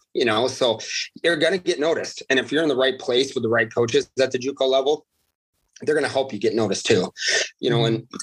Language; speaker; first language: English; non-native, fluent; Uzbek